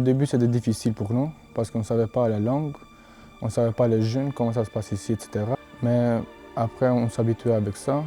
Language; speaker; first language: French; non-native, learner; Albanian